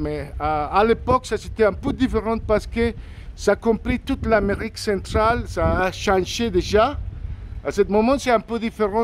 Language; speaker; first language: French; non-native, learner; Spanish